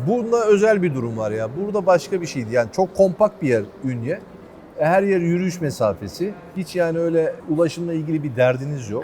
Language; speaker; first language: Turkish; native; Turkish